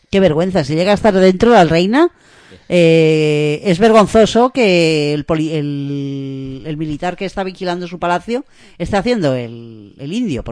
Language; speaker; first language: Spanish; native; Spanish